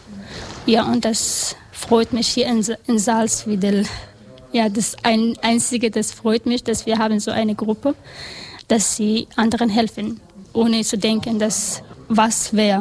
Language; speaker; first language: German; non-native, learner; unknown